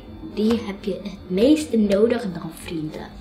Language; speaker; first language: Dutch; early bilingual, other home language; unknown